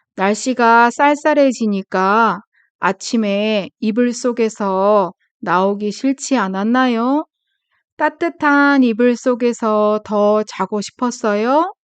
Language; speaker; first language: Korean; native; Korean